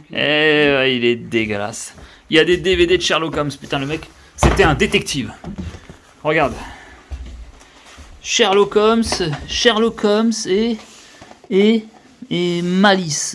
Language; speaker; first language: French; native; French